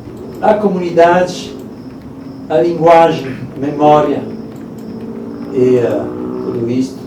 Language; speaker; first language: Portuguese; non-native, learner; Italian